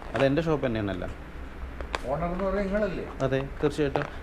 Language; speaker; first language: Malayalam; native; Malayalam